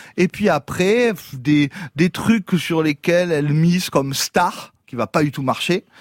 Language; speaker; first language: French; native; French